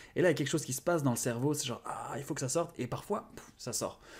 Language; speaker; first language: French; native; French